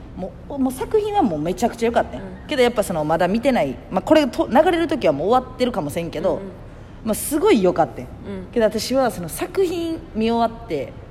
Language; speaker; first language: Japanese; native; Japanese